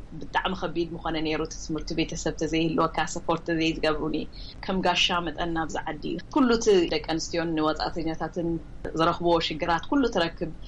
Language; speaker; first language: Tigrinya; native; Tigrinya